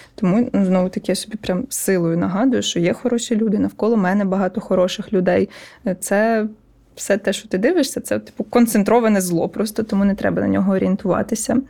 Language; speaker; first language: Ukrainian; non-native, local second language; Russian